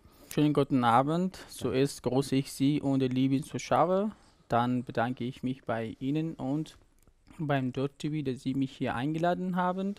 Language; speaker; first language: German; non-native, learner; Persian